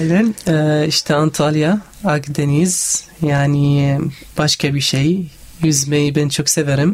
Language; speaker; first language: Turkish; non-native, learner; Arabic